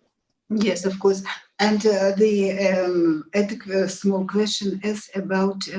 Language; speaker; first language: English; non-native, learner; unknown